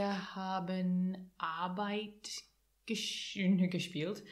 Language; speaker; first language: German; non-native, learner; English